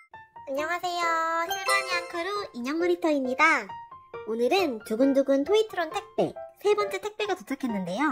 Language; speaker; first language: Korean; native; Korean